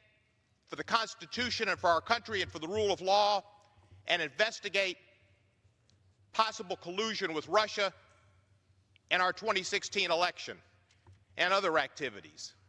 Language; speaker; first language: English; native; English